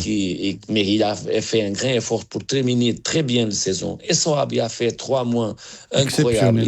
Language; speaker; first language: French; non-native, learner; Portuguese